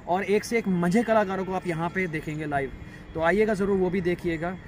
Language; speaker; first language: Hindi; native; Hindi